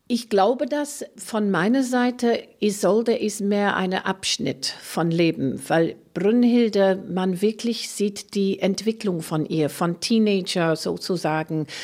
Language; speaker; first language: German; non-native, fluent; English